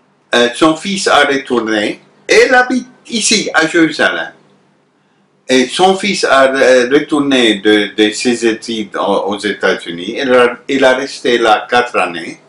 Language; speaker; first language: French; non-native, fluent; Arabic